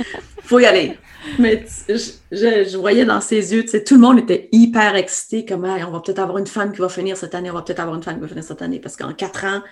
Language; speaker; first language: French; native; French